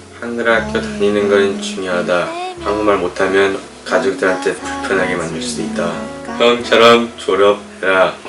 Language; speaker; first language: Korean; early bilingual, heritage; English